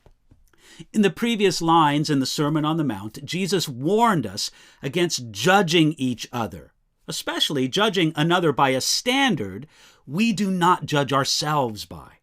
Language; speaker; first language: English; native; English